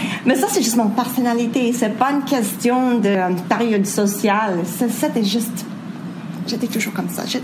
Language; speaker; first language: French; non-native, fluent; English